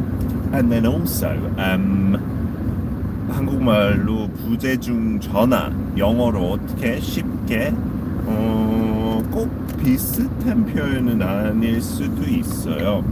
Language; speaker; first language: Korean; non-native, fluent; English